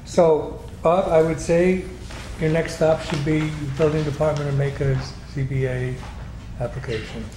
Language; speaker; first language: English; native; English